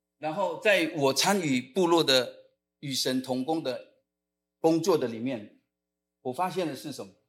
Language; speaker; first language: Chinese; non-native, local second language; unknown